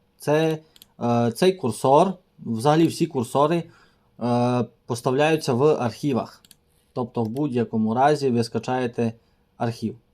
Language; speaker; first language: Ukrainian; native; Ukrainian